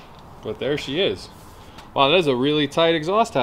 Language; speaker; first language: English; native; English